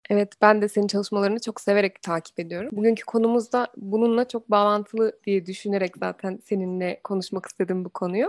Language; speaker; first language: Turkish; early bilingual, heritage; Turkish